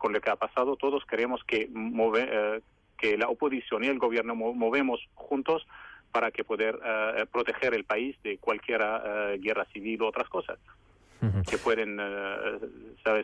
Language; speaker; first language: Spanish; non-native, fluent; Arabic